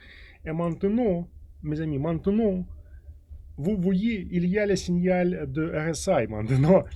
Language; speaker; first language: French; non-native, fluent; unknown